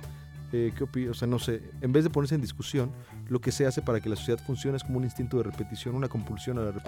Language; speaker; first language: Spanish; native; Spanish